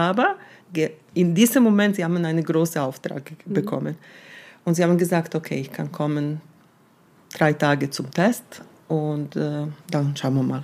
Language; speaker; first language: German; non-native, fluent; Serbian